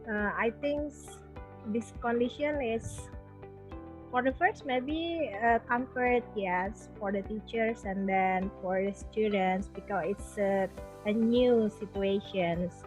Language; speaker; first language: English; non-native, local second language; Indonesian